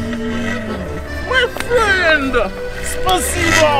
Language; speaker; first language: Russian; non-native, learner; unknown